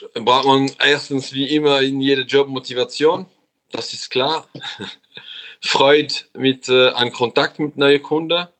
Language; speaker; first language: German; non-native, local second language; French